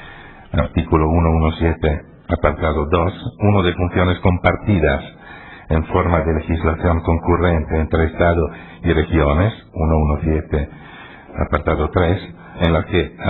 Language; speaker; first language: Spanish; non-native, fluent; Italian